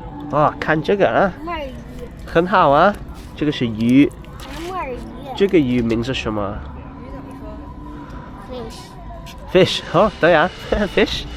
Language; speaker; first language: Chinese; non-native, learner; English